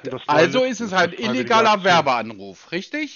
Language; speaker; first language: German; native; German